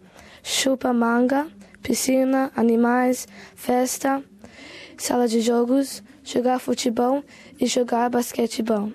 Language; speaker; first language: Portuguese; early bilingual, heritage; Portuguese